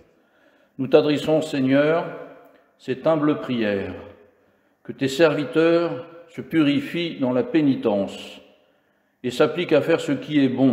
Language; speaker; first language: French; native; French